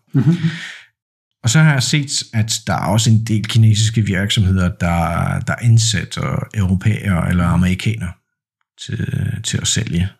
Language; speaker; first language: Danish; non-native, fluent; Polish